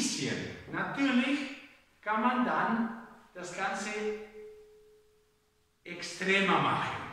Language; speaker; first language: German; non-native, fluent; Spanish